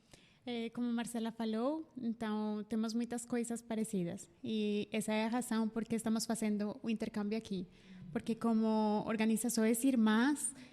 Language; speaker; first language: Portuguese; non-native, fluent; Spanish